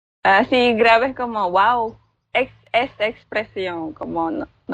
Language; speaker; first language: Spanish; non-native, learner; Filipino